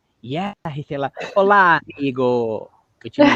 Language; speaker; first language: English; non-native, fluent; Portuguese